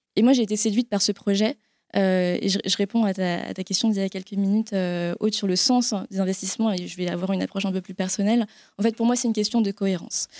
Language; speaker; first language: French; native; French